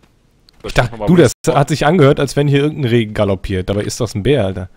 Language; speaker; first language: German; native; German